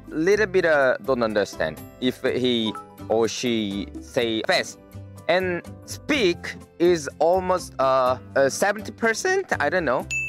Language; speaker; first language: English; non-native, learner; Korean